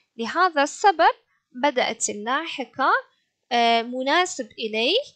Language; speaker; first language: Arabic; non-native, fluent; Turkish